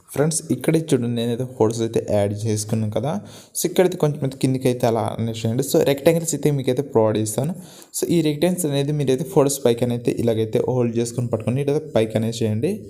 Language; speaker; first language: Telugu; non-native, local second language; Gondi